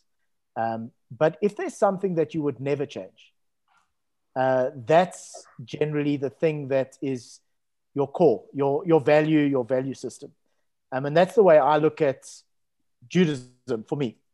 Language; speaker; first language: English; native; English